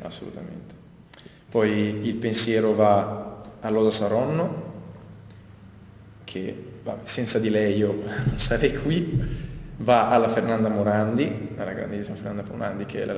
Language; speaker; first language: Italian; native; Italian